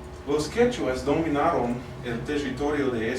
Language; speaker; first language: Spanish; non-native, fluent; English